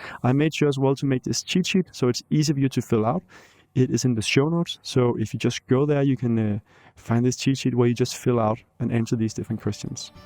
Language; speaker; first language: English; non-native, fluent; Danish